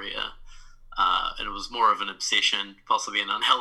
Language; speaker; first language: English; native; English